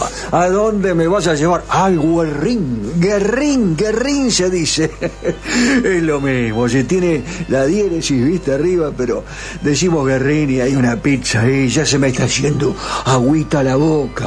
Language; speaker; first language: Spanish; native; Spanish